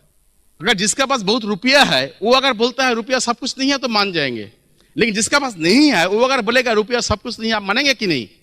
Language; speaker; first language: Hindi; non-native, local second language; Bangla